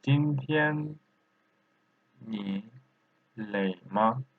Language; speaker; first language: Chinese; non-native, fluent; Turkish